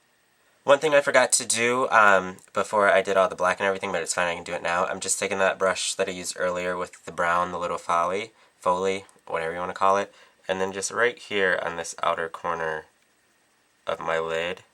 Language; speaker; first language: English; native; English